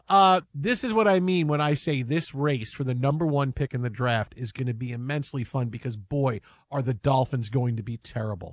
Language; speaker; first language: English; native; English